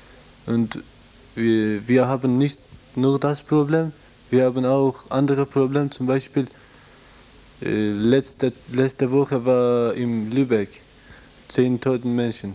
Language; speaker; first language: German; non-native, learner; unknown